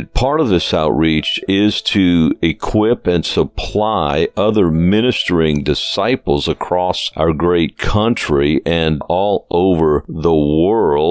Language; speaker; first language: English; native; English